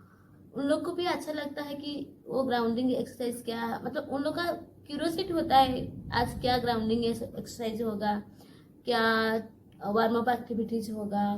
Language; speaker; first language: Hindi; non-native, local second language; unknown